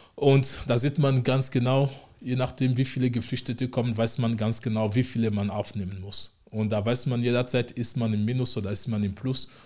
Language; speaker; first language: German; non-native, fluent; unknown